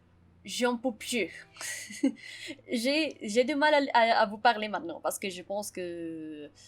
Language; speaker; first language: French; non-native, fluent; Spanish